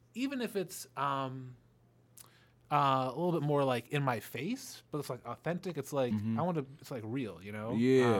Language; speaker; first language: English; native; English